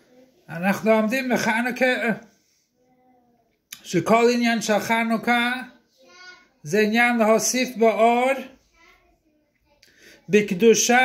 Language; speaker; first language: Hebrew; non-native, fluent; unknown